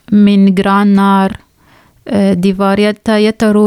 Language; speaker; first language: Swedish; non-native, learner; Arabic